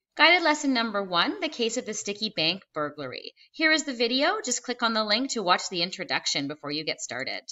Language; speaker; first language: English; native; English